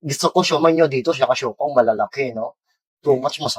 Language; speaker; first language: Filipino; non-native, learner; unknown